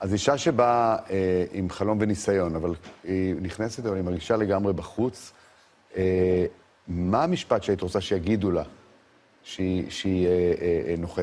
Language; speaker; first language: Hebrew; native; Hebrew